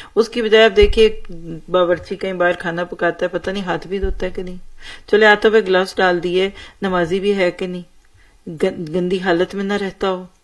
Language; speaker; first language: Urdu; native; Urdu